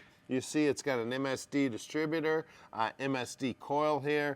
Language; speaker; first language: English; native; English